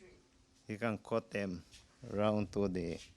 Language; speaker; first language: English; non-native, local second language; Spanish